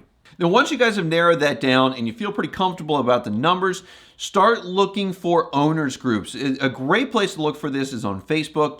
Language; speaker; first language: English; native; English